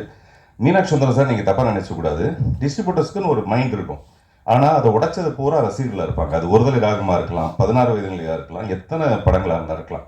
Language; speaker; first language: Tamil; native; Tamil